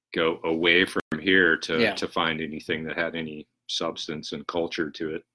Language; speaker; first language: English; native; English